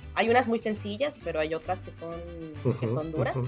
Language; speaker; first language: Spanish; native; Spanish